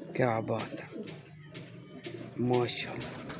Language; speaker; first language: Urdu; non-native, local second language; Punjabi